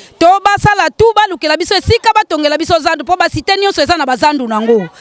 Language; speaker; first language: Lingala; non-native, local second language; Kongo